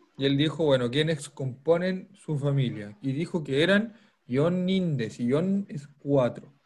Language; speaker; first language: Spanish; native; Spanish